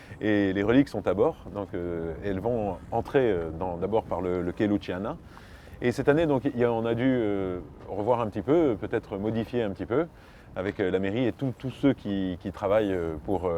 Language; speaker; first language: French; native; French